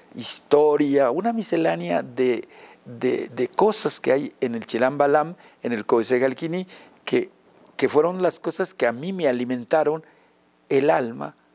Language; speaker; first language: Spanish; non-native, local second language; Yucateco